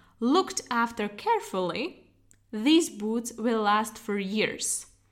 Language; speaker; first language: English; non-native, fluent; Czech